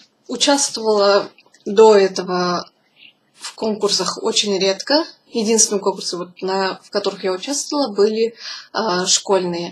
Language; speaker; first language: Russian; non-native, local second language; Kazakh